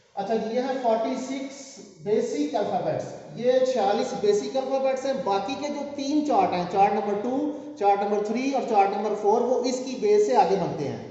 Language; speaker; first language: Urdu; native; Urdu